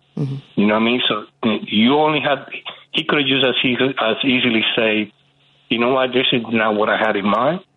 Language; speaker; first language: English; early bilingual, other home language; Spanish